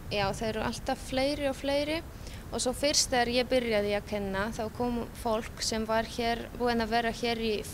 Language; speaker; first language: Icelandic; non-native, fluent; Polish